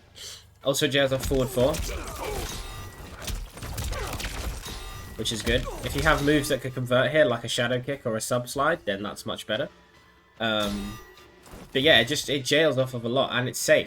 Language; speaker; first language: English; native; English